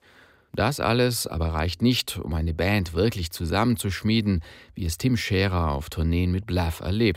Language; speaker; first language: German; native; German